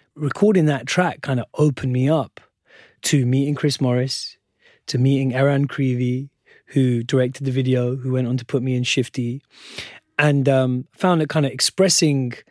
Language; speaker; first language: English; non-native, local second language; Urdu